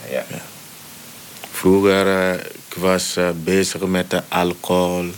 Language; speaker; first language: Dutch; non-native, learner; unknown